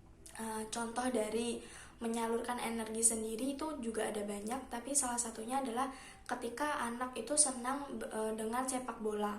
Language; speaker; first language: Indonesian; native; Indonesian